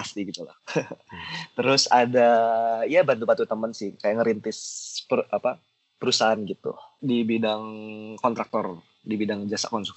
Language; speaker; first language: Indonesian; native; Indonesian